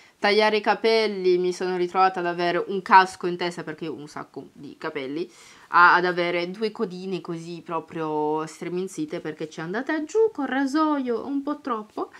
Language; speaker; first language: Italian; native; Italian